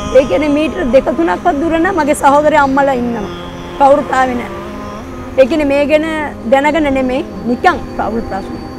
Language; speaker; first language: Sinhala; non-native, local second language; Tamil